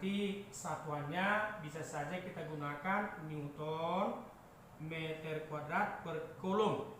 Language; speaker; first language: Indonesian; native; Indonesian